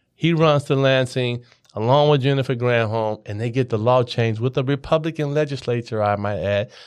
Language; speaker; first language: English; native; English